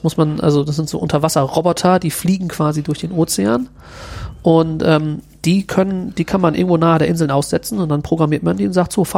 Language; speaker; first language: German; native; German